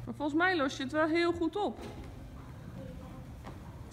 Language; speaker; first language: Dutch; native; Dutch